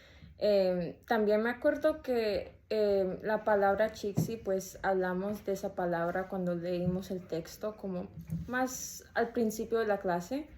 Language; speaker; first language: Spanish; early bilingual, heritage; Spanish